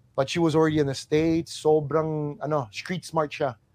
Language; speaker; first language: English; native; English